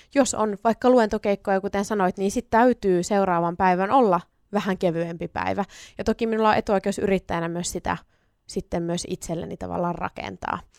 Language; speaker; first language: Finnish; native; Finnish